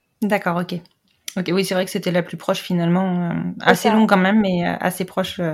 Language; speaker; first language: French; native; French